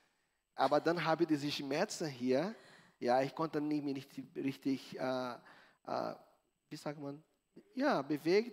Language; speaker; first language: German; non-native, learner; Portuguese